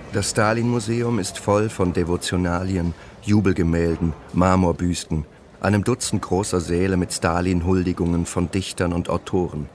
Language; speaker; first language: German; native; German